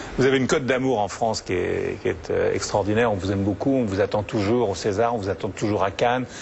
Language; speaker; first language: French; native; French